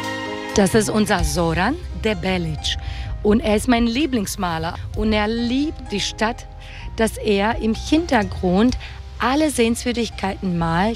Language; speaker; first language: German; non-native, fluent; Croatian